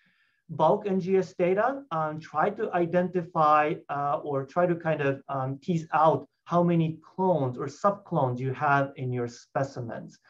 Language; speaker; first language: English; non-native, fluent; Japanese